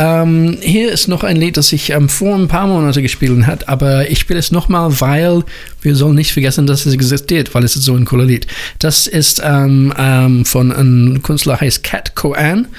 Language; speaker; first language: German; non-native, learner; English